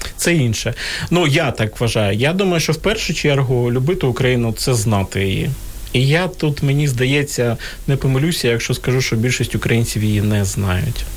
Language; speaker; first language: Ukrainian; non-native, local second language; Russian